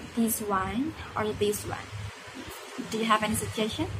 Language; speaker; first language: English; non-native, fluent; Indonesian